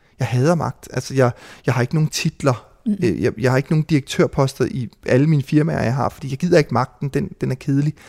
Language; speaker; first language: Danish; native; Danish